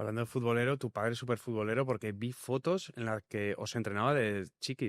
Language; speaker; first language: Spanish; native; Spanish